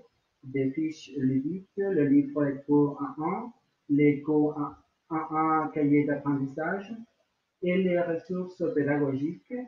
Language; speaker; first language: French; non-native, learner; Spanish